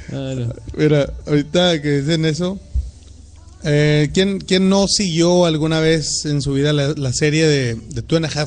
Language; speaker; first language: Spanish; native; Spanish